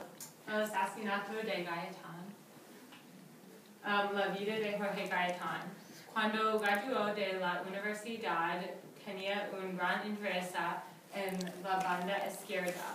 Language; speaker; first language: Spanish; non-native, learner; English